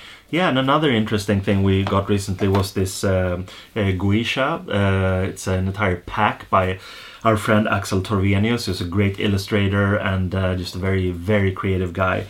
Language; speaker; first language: English; non-native, fluent; Swedish